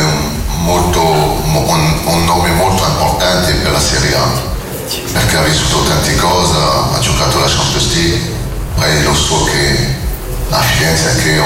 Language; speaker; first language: Italian; non-native, learner; French